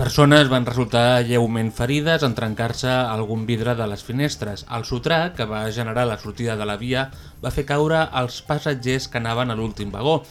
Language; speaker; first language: Catalan; native; Catalan